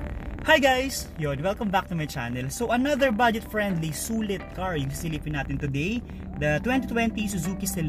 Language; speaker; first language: Filipino; native; Filipino